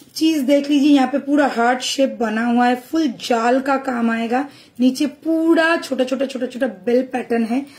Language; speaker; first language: Hindi; non-native, local second language; Bangla